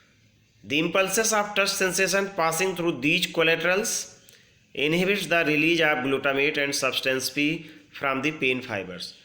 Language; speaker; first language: English; non-native, local second language; Hindi